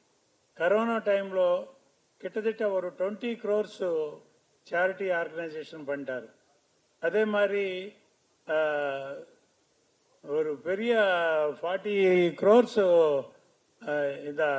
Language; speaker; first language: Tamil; non-native, learner; Telugu